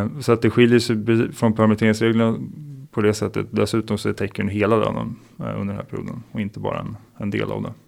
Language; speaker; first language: Swedish; native; Swedish